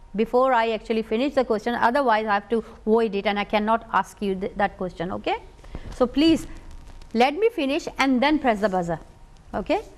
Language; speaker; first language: English; non-native, local second language; Urdu